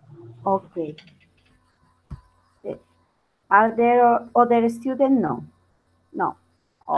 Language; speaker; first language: English; non-native, learner; Spanish